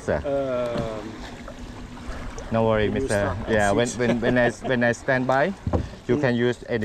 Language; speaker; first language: English; non-native, learner; Thai